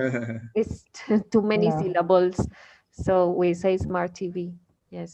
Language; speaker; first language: English; non-native, fluent; Spanish